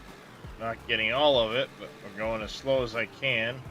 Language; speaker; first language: English; native; English